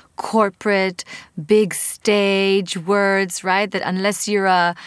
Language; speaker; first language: English; non-native, fluent; Hebrew